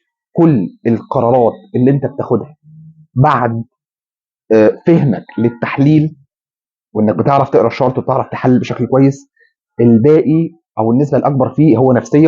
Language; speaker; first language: Arabic; native; Arabic